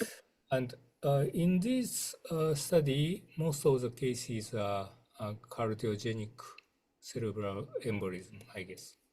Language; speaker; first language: English; non-native, fluent; Japanese